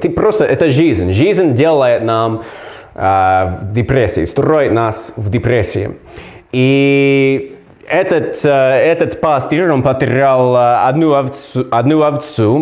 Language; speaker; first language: Russian; non-native, learner; English